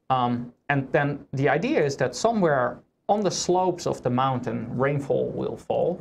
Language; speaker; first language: English; non-native, fluent; Dutch